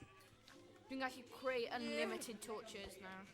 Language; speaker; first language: Welsh; non-native, local second language; English